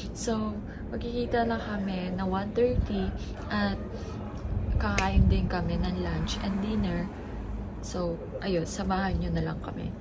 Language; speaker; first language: Filipino; early bilingual, heritage; Japanese